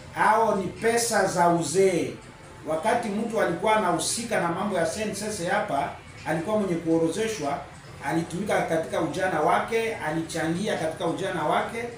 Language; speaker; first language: Swahili; native; Swahili